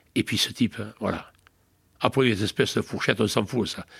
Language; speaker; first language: French; native; French